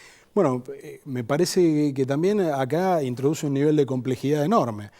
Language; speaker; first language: Spanish; native; Spanish